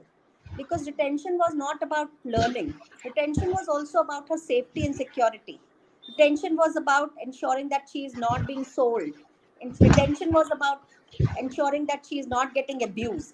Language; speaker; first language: English; non-native, local second language; Hindi